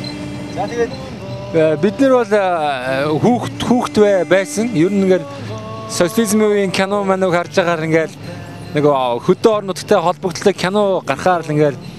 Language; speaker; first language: Mongolian; native; Mongolian